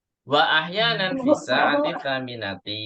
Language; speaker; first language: Arabic; non-native, learner; Indonesian